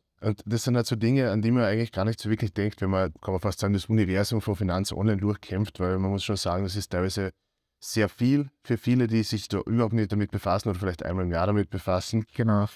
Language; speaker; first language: German; native; German